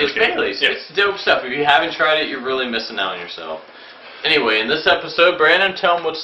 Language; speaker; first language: English; native; English